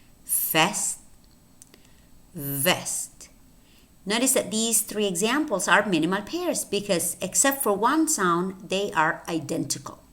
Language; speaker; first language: English; non-native, fluent; Spanish